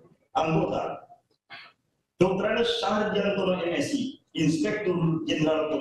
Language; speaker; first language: Indonesian; native; Indonesian